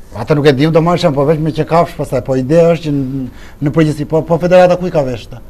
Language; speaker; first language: Albanian; native; Albanian